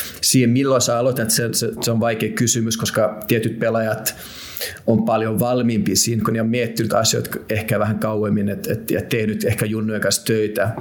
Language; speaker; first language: Finnish; non-native, local second language; Swedish